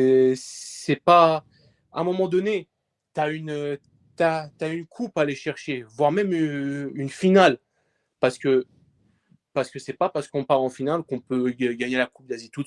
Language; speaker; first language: French; early bilingual, other home language; Persian